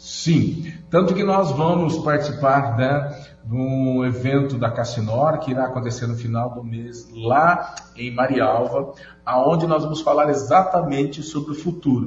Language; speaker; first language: Portuguese; native; Portuguese